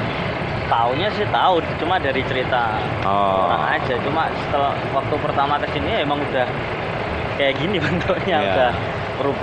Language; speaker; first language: Indonesian; native; Indonesian